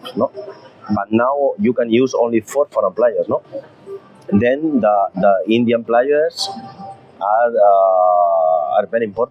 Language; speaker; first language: English; non-native, fluent; Spanish